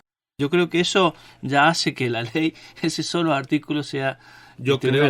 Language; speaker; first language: Spanish; native; Spanish